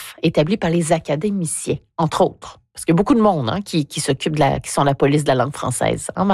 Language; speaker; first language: French; native; French